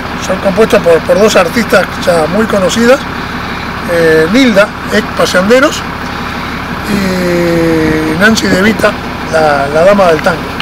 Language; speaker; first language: Spanish; native; Spanish